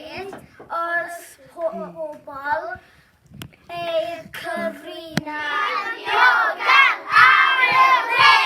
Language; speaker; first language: Welsh; non-native, local second language; English